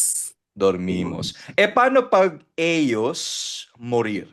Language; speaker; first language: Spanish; non-native, fluent; Filipino